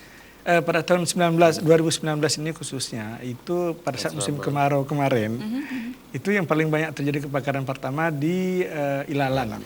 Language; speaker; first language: Malay; native; Malay